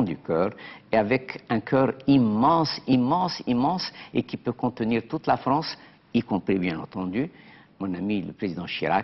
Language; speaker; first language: French; non-native, local second language; Arabic